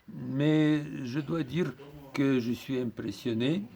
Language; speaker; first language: French; non-native, fluent; Russian